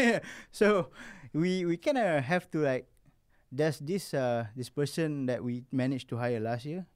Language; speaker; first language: English; non-native, local second language; Malay